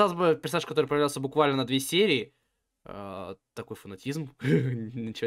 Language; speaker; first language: Russian; native; Russian